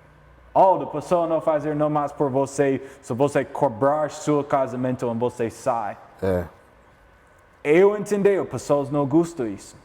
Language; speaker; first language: Portuguese; non-native, learner; English